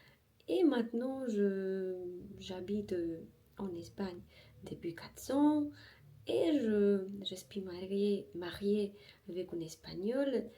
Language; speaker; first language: French; non-native, learner; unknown